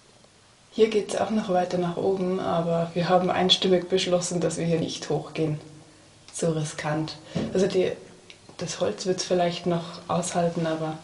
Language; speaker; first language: German; native; German